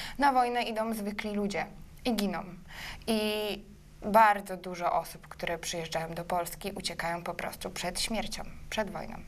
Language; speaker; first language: Polish; early bilingual, other home language; Ukrainian